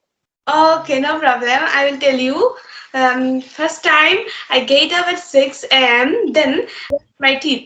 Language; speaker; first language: English; non-native, learner; Bangla